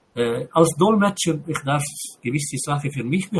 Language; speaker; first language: German; non-native, fluent; Arabic